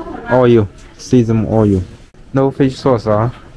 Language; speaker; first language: English; non-native, learner; Chinese